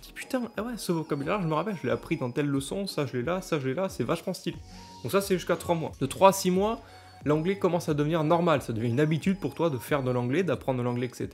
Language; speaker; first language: French; native; French